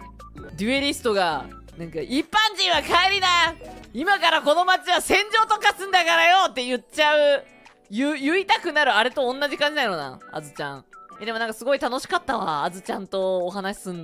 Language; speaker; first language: Japanese; native; Japanese